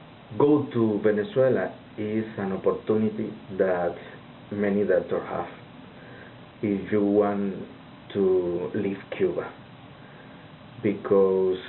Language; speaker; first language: English; non-native, learner; Spanish